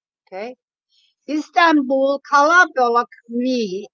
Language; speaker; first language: Turkish; non-native, learner; English